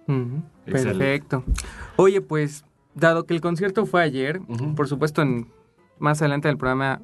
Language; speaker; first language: Spanish; native; Spanish